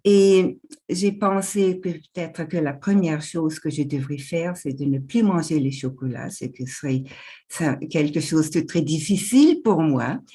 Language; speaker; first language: French; non-native, local second language; German